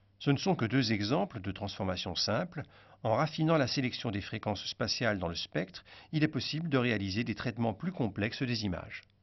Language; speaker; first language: French; native; French